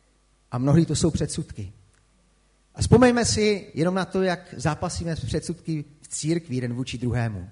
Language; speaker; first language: Czech; native; Czech